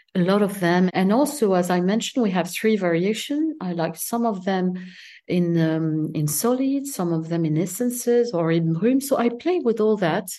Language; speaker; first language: English; non-native, fluent; French